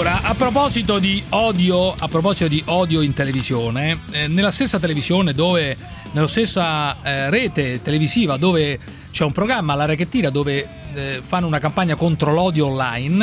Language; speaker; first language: Italian; native; Italian